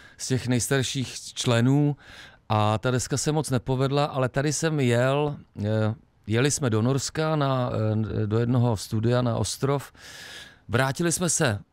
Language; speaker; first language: Czech; native; Czech